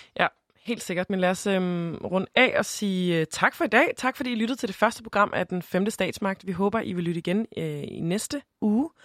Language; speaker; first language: Danish; native; Danish